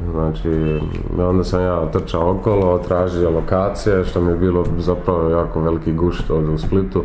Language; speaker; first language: Croatian; early bilingual, heritage; Croatian